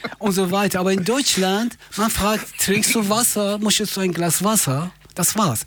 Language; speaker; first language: German; non-native, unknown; Persian